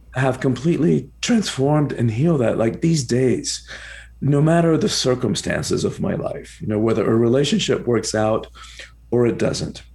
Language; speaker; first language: English; early bilingual, other home language; Spanish